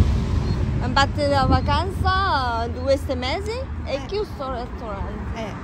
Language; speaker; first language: Italian; non-native, learner; Vietnamese